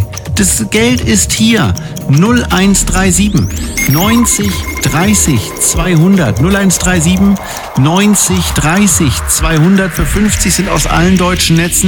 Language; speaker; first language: German; native; German